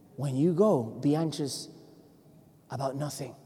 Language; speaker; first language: English; non-native, fluent; Spanish